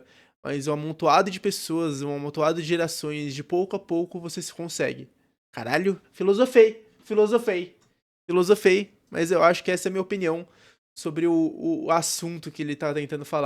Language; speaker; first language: Portuguese; native; Portuguese